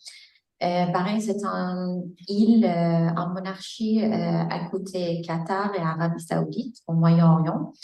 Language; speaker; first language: French; non-native, fluent; Arabic